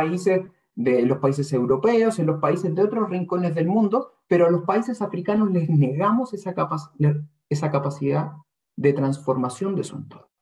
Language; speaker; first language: Spanish; native; Spanish